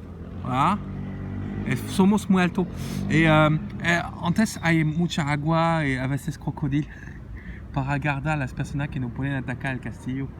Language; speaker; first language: Spanish; non-native, learner; French